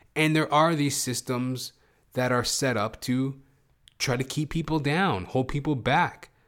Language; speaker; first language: English; early bilingual, other home language; Hindi